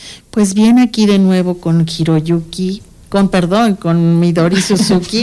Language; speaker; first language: Spanish; native; Spanish